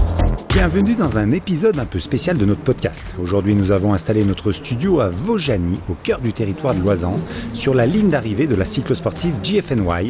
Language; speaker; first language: French; native; French